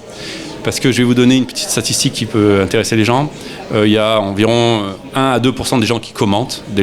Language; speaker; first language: French; native; French